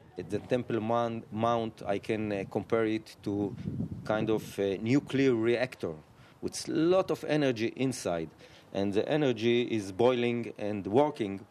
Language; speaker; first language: English; non-native, learner; Hebrew